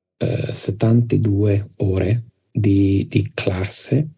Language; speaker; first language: Italian; non-native, fluent; English